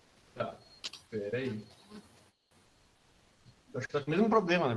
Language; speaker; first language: Portuguese; native; Portuguese